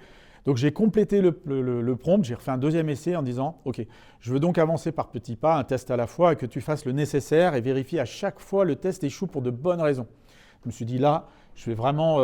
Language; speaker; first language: French; native; French